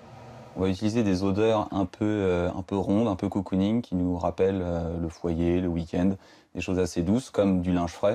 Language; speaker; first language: French; native; French